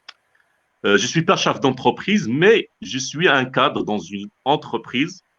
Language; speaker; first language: French; non-native, local second language; Arabic